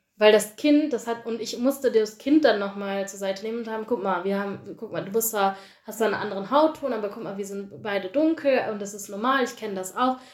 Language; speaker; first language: German; early bilingual, other home language; Tamil